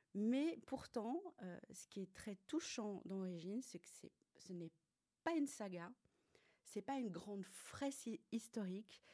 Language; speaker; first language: French; native; French